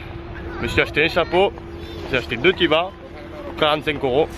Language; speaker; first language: French; native; French